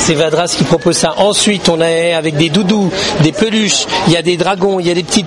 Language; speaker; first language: French; native; French